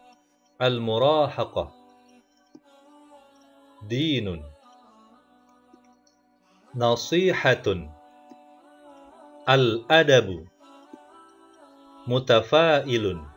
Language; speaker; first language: Arabic; non-native, learner; Indonesian